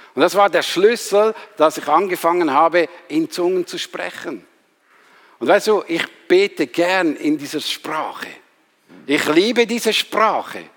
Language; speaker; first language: German; native; German